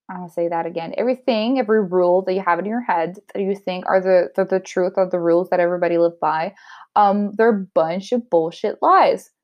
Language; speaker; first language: English; non-native, local second language; French